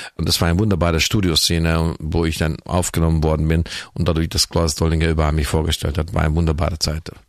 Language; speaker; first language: German; non-native, fluent; Hungarian